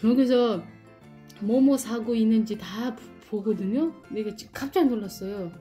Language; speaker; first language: Korean; non-native, fluent; Uzbek